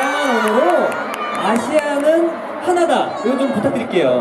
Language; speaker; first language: Korean; native; Korean